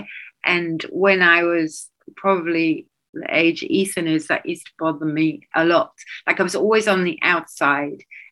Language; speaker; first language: English; native; English